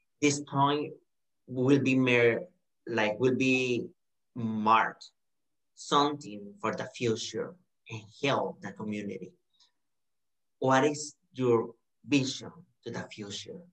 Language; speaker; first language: English; non-native, learner; Spanish